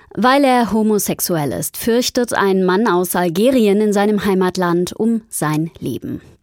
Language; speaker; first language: German; native; German